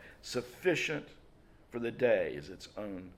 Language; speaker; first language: English; native; English